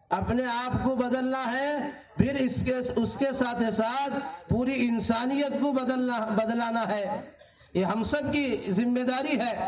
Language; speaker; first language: Urdu; native; Urdu